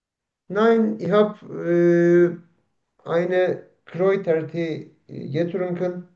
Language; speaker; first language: German; non-native, learner; Turkish